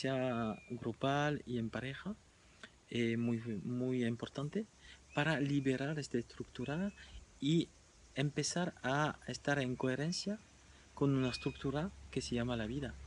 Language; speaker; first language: Spanish; non-native, fluent; French